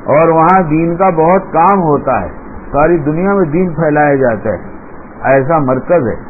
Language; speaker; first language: Urdu; native; Urdu